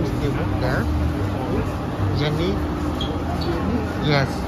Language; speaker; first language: English; non-native, learner; Vietnamese